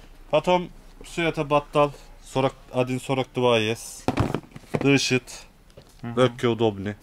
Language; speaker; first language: Russian; non-native, learner; Turkish